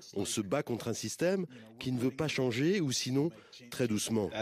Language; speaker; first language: French; non-native, fluent; English